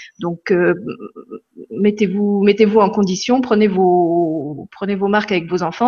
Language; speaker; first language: French; native; French